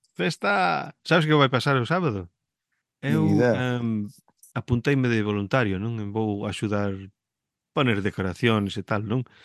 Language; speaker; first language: Galician; early bilingual, heritage; Galician